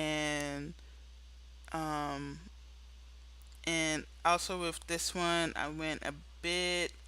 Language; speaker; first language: English; native; English